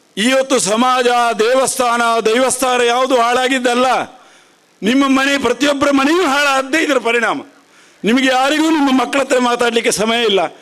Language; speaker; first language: Kannada; non-native, local second language; Tulu